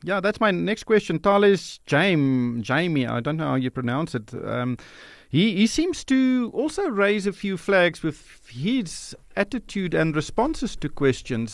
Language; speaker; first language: English; non-native, local second language; Afrikaans